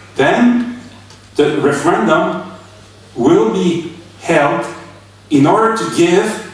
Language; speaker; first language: English; non-native, fluent; French